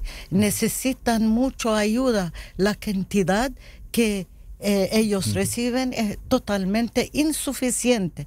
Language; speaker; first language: Spanish; non-native, learner; Arabic